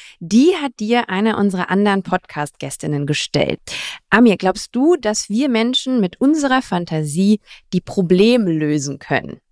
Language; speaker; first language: German; native; German